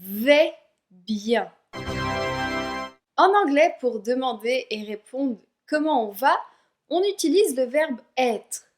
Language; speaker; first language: French; native; French